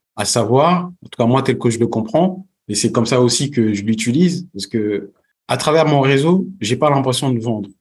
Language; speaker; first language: French; early bilingual, other home language; Fula